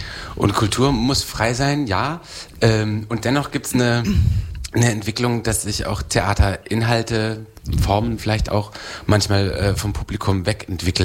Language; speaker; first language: German; native; German